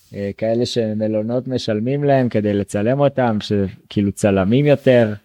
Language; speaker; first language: Hebrew; native; Hebrew